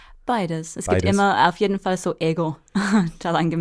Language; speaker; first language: German; non-native, fluent; English